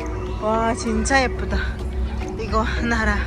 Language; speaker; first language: Korean; non-native, learner; Mongolian